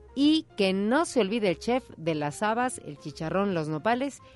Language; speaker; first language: Spanish; native; Spanish